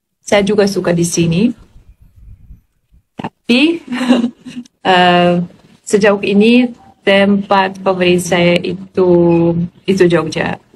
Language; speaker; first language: Indonesian; non-native, fluent; Polish